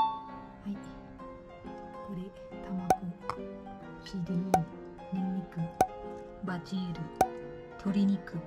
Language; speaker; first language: Japanese; non-native, learner; Lao